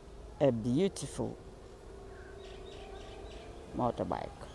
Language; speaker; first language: English; non-native, learner; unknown